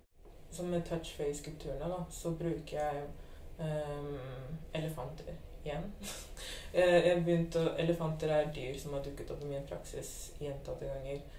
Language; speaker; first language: Norwegian; early bilingual, other home language; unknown